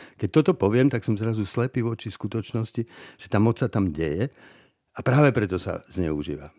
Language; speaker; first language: Slovak; native; Slovak